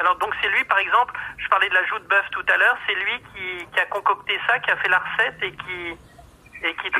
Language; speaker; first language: French; native; French